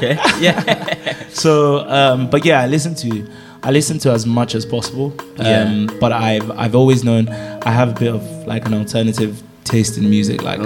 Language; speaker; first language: English; non-native, local second language; Yoruba